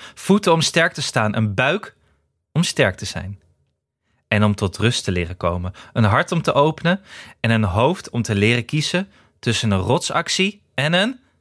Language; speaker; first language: Dutch; native; Dutch